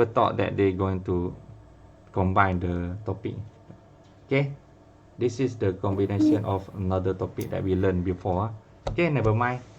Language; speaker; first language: English; non-native, local second language; Malay